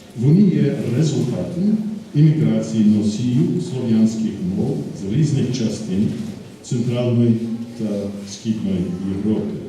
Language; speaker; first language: Ukrainian; non-native, fluent; English